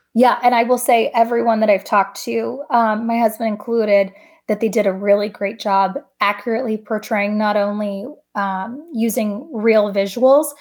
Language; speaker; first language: English; native; English